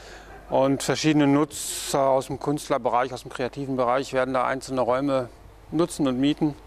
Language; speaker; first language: German; native; German